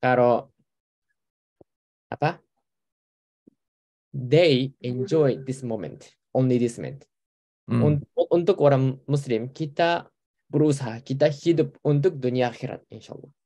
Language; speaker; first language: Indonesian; non-native, fluent; Japanese